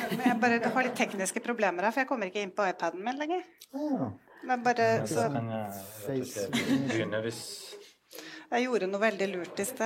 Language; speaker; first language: Norwegian; native; Norwegian